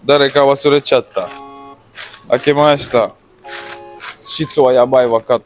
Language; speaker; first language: Japanese; non-native, learner; Russian